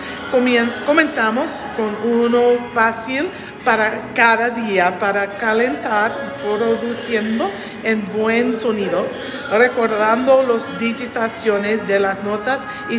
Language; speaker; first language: Spanish; non-native, learner; English